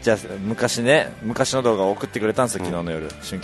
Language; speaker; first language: Japanese; native; Japanese